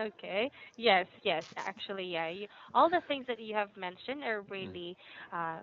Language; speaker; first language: English; non-native, fluent; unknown